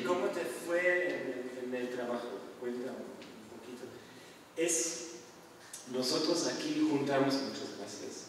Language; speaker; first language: Spanish; non-native, fluent; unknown